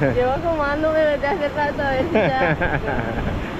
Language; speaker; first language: Spanish; native; Spanish